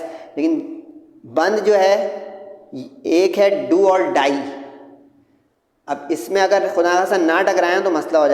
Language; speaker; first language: Urdu; native; Urdu